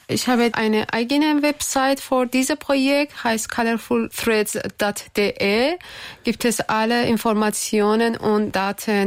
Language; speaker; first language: German; non-native, learner; Persian